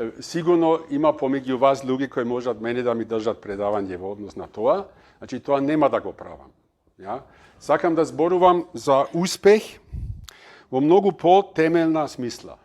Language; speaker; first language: Macedonian; non-native, fluent; German